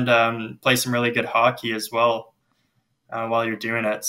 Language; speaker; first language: English; native; English